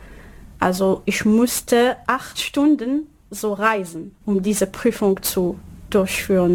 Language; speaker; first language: German; non-native, learner; Arabic